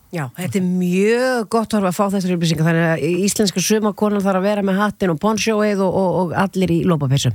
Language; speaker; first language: Icelandic; native; Icelandic